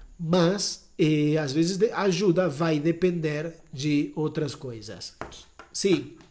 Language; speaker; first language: Portuguese; non-native, fluent; Spanish